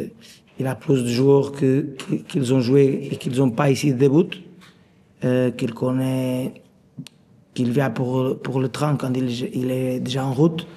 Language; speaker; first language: French; non-native, learner; Portuguese